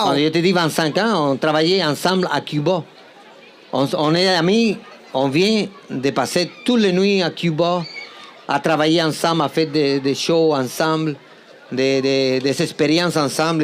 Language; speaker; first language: French; non-native, fluent; Spanish